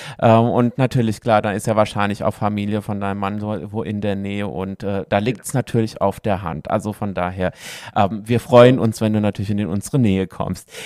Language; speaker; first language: German; native; German